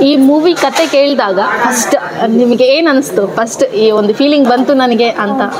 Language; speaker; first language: Kannada; native; Kannada